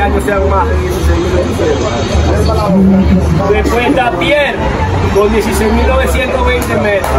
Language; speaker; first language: Spanish; native; Spanish